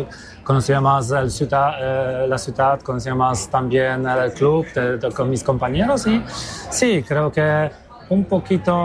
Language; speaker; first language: Spanish; non-native, fluent; Polish